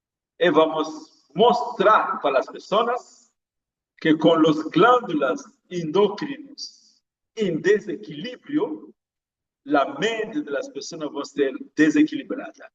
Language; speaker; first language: Spanish; non-native, learner; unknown